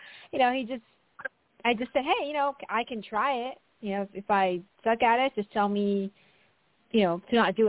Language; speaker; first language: English; non-native, local second language; Filipino